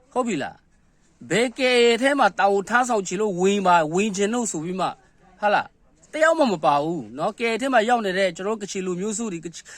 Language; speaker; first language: Burmese; non-native, local second language; Kachin